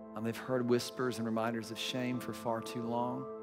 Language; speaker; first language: English; native; English